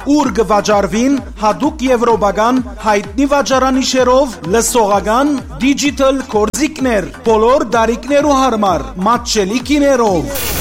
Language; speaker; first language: Armenian; native; Armenian